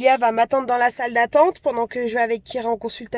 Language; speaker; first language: French; native; French